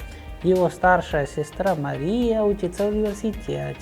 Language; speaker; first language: Russian; non-native, fluent; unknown